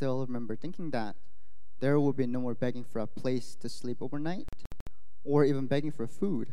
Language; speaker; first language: English; non-native, fluent; Korean